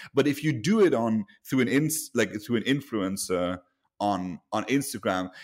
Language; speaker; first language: English; non-native, fluent; Luxembourgish